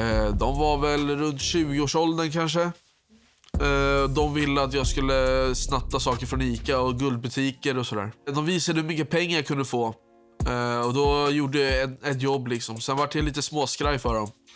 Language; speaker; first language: Swedish; native; Swedish